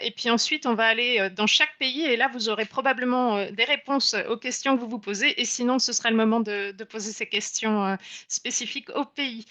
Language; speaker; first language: French; native; French